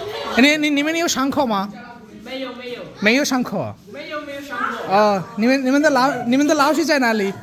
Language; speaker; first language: Chinese; non-native, learner; Bangla